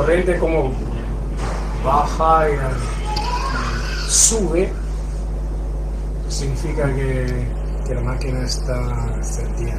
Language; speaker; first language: Spanish; non-native, fluent; Chinese